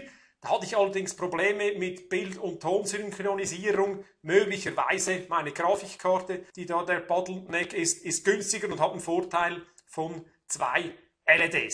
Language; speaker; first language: German; native; German